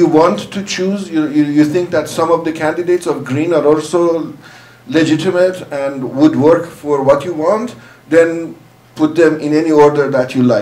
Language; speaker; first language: English; non-native, fluent; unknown